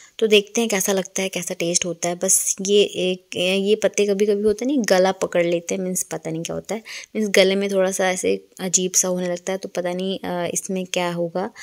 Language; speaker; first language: Hindi; non-native, local second language; Bangla